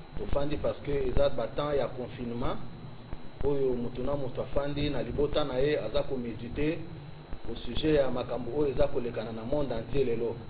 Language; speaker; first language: Lingala; native; Lingala